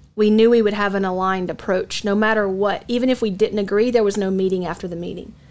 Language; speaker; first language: English; native; English